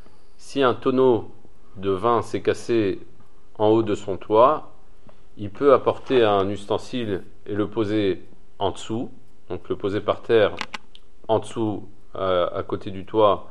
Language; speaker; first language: French; native; French